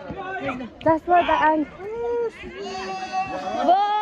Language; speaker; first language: English; non-native, local second language; Nepali